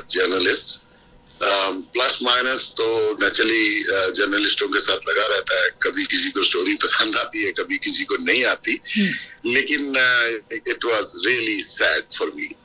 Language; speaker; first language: Urdu; native; Urdu